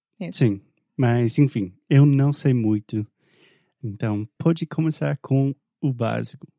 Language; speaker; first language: Portuguese; non-native, fluent; English